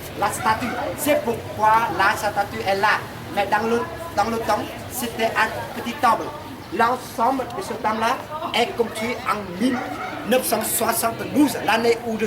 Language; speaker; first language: French; non-native, fluent; Vietnamese